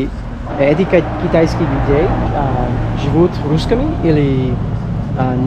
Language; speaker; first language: Russian; non-native, learner; English